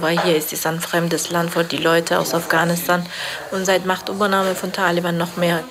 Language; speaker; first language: German; non-native, fluent; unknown